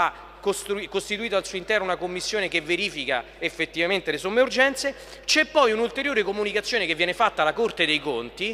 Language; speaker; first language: Italian; native; Italian